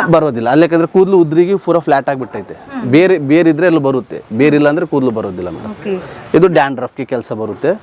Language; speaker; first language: Kannada; non-native, local second language; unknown